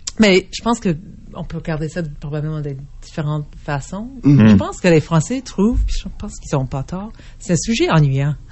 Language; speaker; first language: French; non-native, fluent; English